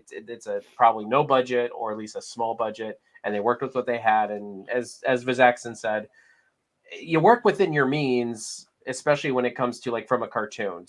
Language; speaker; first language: English; native; English